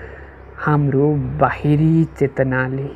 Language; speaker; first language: Nepali; native; Nepali